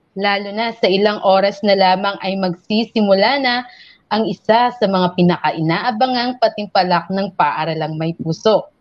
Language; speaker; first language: Filipino; non-native, local second language; Pampanga